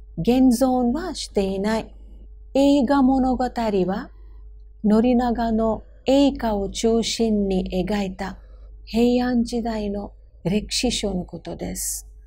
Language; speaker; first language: Japanese; non-native, fluent; Hindi